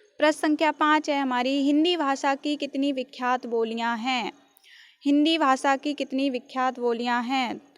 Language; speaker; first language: Hindi; native; Hindi